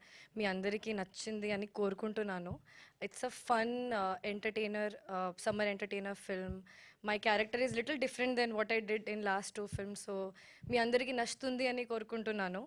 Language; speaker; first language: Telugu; non-native, learner; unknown